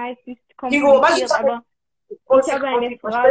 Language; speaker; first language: German; early bilingual, other home language; Hebrew